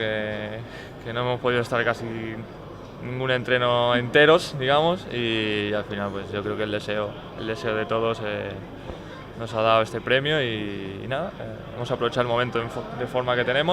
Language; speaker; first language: Spanish; native; Spanish